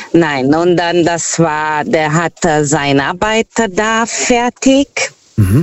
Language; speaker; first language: German; non-native, fluent; Portuguese